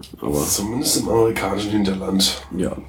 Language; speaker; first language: German; native; German